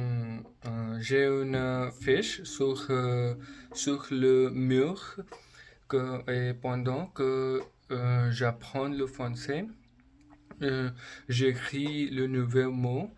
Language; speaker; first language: French; non-native, learner; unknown